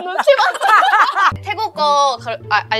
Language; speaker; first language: Korean; non-native, fluent; Thai